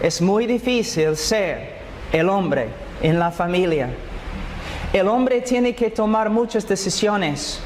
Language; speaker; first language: Spanish; non-native, fluent; English